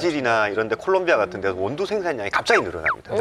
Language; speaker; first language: Korean; native; Korean